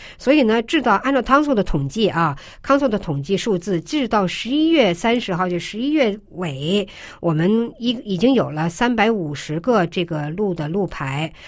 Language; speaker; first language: Chinese; native; Chinese